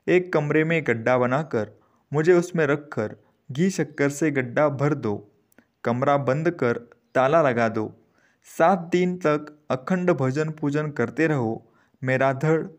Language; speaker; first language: Hindi; non-native, local second language; Marathi